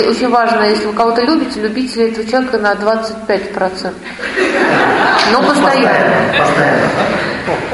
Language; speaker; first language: Russian; native; Russian